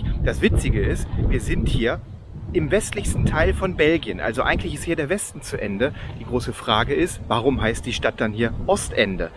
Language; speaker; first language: German; native; German